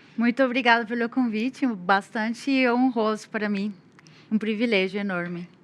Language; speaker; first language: Portuguese; non-native, fluent; Spanish